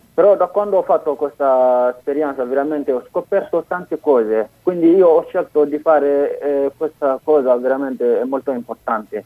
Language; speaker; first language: Italian; non-native, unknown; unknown